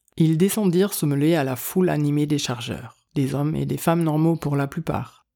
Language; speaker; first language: French; native; French